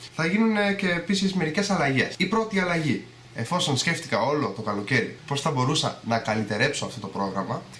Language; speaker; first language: Greek; early bilingual, other home language; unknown